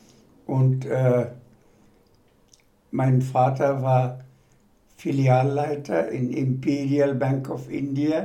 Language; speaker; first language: German; non-native, fluent; Bangla